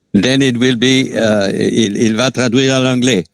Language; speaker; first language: French; non-native, fluent; Spanish